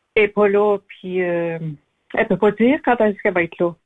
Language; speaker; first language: French; native; French